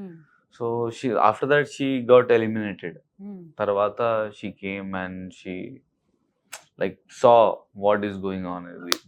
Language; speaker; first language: Telugu; non-native, learner; Hindi